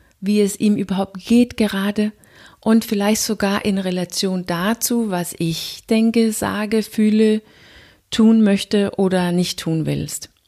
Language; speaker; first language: German; non-native, fluent; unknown